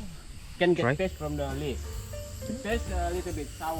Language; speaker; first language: English; non-native, learner; Indonesian